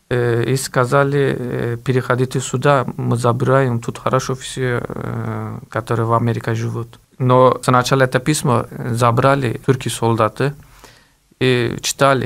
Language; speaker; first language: Russian; non-native, learner; Turkish